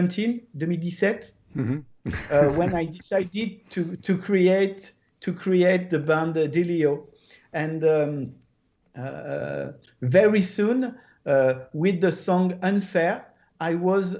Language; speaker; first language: English; non-native, learner; French